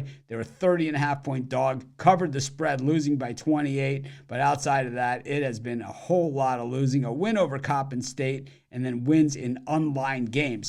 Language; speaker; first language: English; native; English